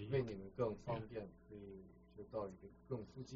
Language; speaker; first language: Chinese; early bilingual, heritage; Chinese